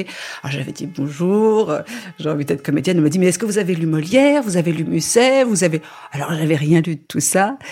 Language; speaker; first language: French; native; French